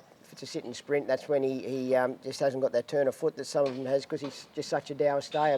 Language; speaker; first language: English; native; English